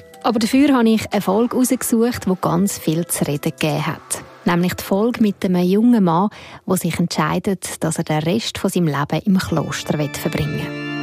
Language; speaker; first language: German; native; German